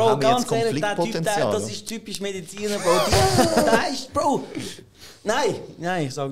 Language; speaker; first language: German; native; German